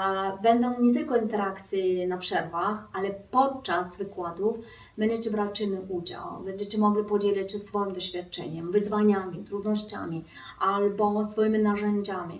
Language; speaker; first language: Polish; non-native, fluent; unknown